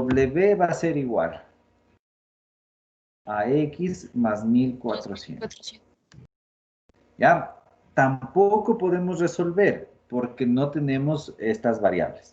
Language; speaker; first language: Spanish; native; Spanish